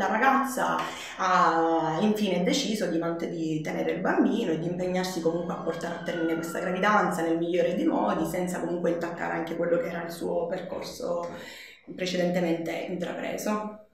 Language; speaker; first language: Italian; native; Italian